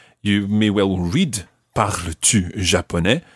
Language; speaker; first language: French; non-native, fluent; English